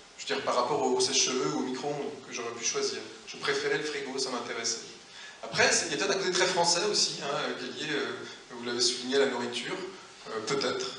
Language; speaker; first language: French; native; French